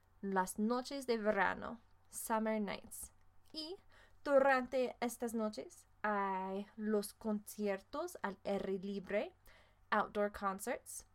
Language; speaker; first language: Spanish; non-native, fluent; English